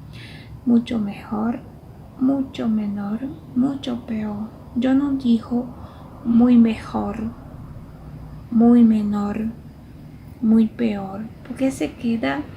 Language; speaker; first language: Spanish; non-native, fluent; Portuguese